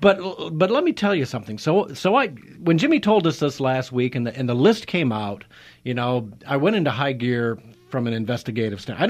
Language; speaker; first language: English; native; English